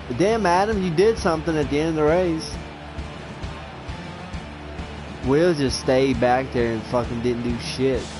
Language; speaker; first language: English; native; English